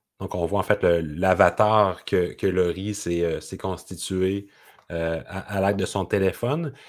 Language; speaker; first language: French; native; French